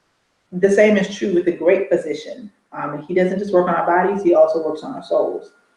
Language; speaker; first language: English; native; English